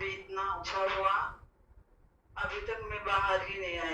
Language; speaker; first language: Hindi; non-native, local second language; Marathi